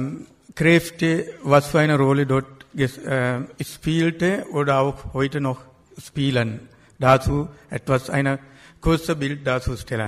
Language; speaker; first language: German; non-native, fluent; Sinhala